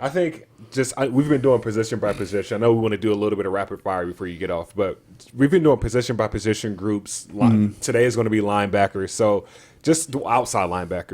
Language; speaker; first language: English; native; English